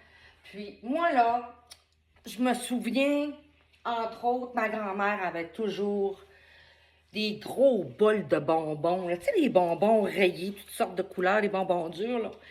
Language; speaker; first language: French; native; French